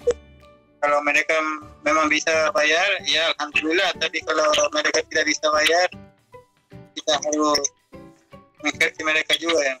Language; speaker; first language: Indonesian; non-native, fluent; Spanish